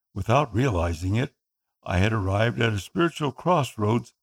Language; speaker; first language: English; non-native, local second language; Filipino